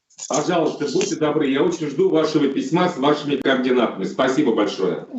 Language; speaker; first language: Russian; native; Russian